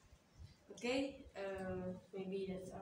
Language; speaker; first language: English; non-native, learner; Indonesian